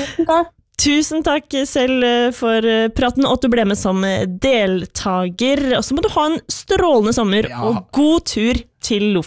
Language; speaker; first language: Norwegian; native; Norwegian